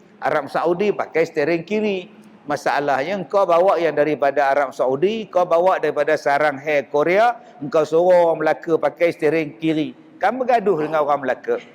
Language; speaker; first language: Malay; native; Malay